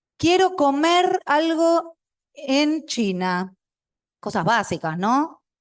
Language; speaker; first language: Spanish; non-native, local second language; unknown